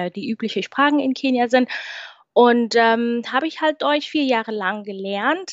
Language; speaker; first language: German; non-native, fluent; Swahili